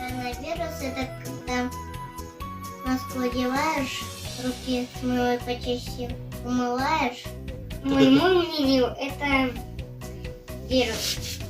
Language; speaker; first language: Russian; early bilingual, other home language; Kyrgyz